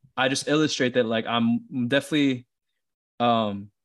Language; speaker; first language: English; early bilingual, other home language; Filipino